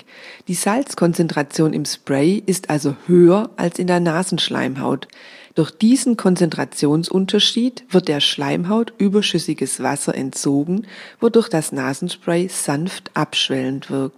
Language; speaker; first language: German; native; German